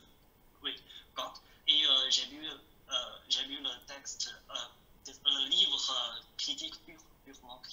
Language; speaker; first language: French; non-native, learner; Chinese